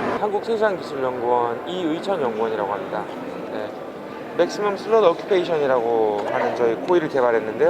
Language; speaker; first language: Korean; native; Korean